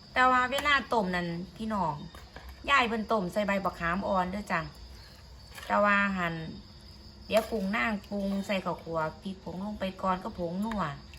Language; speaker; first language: Thai; native; Thai